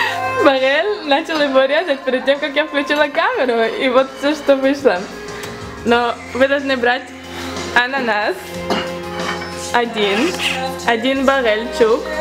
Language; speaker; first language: Russian; early bilingual, heritage; Russian